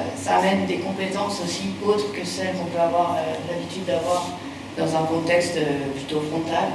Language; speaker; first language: French; native; French